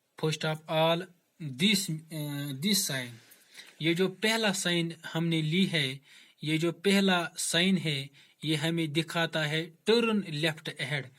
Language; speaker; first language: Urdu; non-native, local second language; Kashmiri